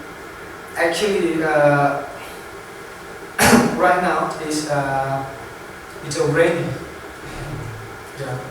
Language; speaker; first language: English; non-native, learner; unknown